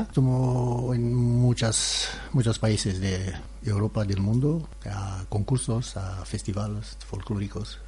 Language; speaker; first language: Spanish; non-native, learner; Romanian